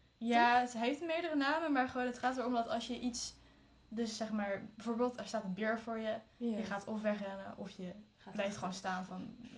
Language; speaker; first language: Dutch; early bilingual, other home language; French